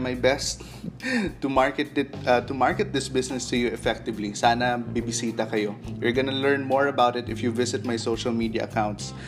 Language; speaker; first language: English; non-native, local second language; Cebuano